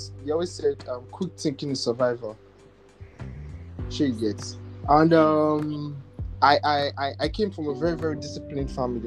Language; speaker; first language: English; non-native, local second language; Yoruba